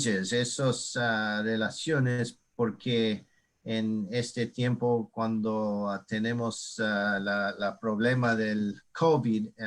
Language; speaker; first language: Spanish; non-native, learner; English